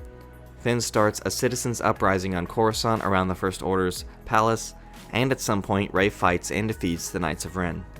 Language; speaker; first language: English; native; English